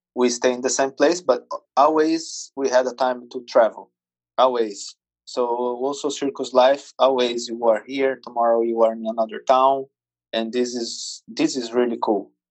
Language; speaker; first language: English; non-native, fluent; Portuguese